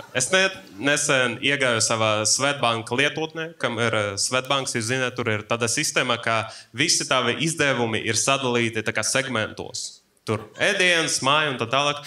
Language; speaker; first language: Latvian; non-native, local second language; Russian